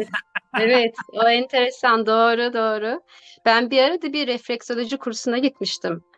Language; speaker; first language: Turkish; native; Turkish